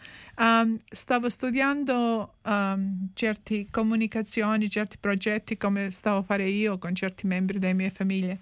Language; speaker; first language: Italian; early bilingual, heritage; Italian